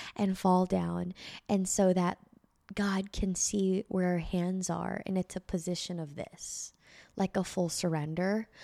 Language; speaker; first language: English; early bilingual, other home language; Filipino